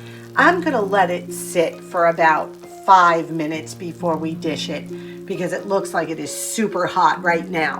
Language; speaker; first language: English; native; English